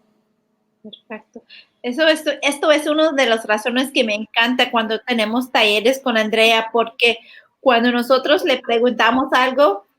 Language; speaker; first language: Spanish; early bilingual, heritage; Spanish